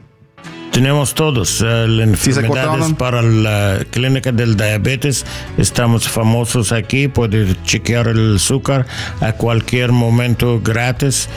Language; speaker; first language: Spanish; non-native, learner; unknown